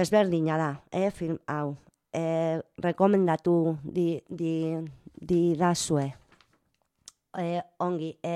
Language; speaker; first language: Basque; non-native, local second language; Spanish